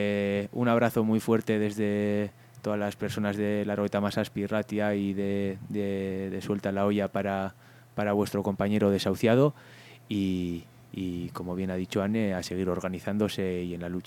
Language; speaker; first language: Spanish; native; Spanish